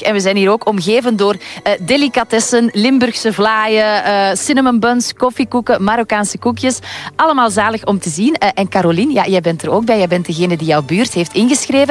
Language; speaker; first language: Dutch; native; Dutch